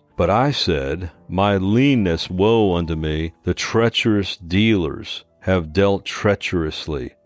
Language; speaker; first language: English; native; English